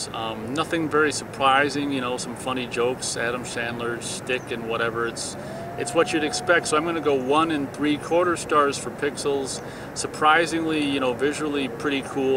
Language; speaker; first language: English; native; English